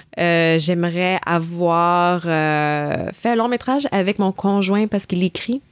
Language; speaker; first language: French; native; French